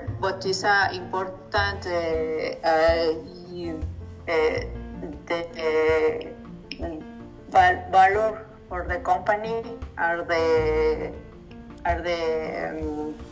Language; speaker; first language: English; non-native, learner; Spanish